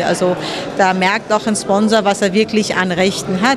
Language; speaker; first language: German; early bilingual, other home language; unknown